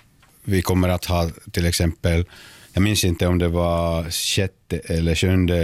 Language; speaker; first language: Swedish; non-native, local second language; Finnish